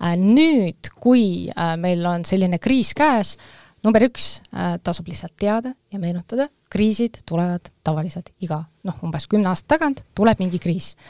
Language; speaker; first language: Estonian; non-native, local second language; Russian